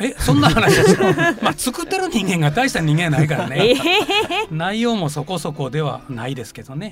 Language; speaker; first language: Japanese; native; Japanese